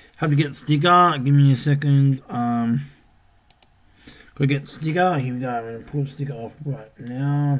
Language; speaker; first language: English; native; English